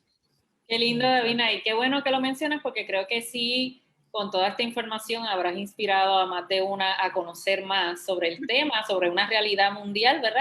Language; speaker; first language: Spanish; native; Spanish